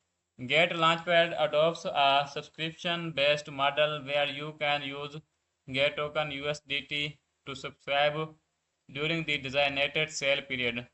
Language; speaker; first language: English; non-native, learner; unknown